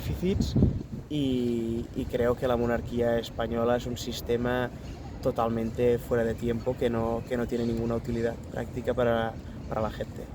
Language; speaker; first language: Spanish; non-native, local second language; Catalan